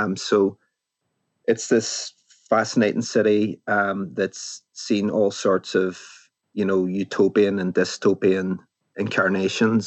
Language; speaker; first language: English; native; English